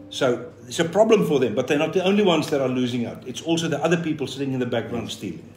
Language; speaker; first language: English; non-native, local second language; Afrikaans